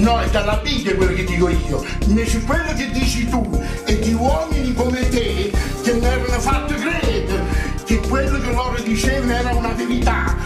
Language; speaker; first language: Italian; native; Italian